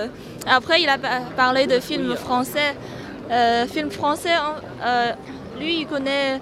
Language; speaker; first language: French; non-native, fluent; Chinese